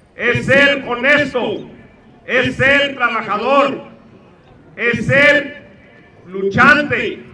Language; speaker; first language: Spanish; early bilingual, heritage; Spanish